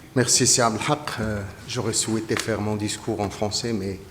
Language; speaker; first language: French; non-native, local second language; Arabic